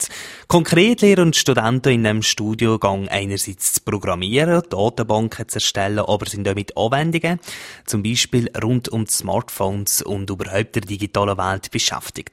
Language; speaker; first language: German; native; German